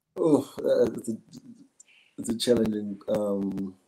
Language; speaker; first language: English; non-native, local second language; Zulu